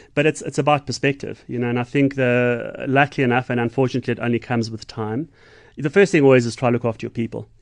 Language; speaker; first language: English; native; English